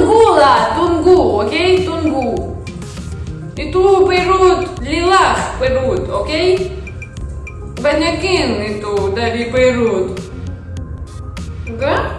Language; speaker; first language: Indonesian; non-native, learner; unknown